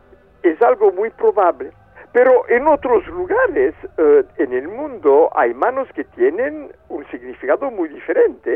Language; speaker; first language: Spanish; non-native, fluent; French